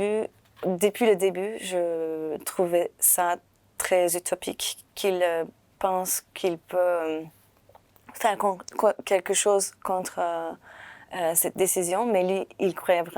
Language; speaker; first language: French; non-native, fluent; Turkish